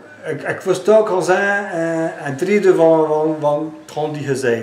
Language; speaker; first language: Dutch; non-native, local second language; French